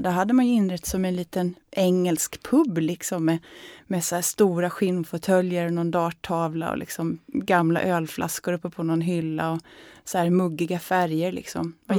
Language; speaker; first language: Swedish; native; Swedish